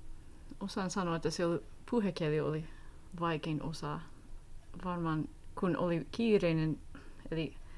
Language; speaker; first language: Finnish; non-native, learner; English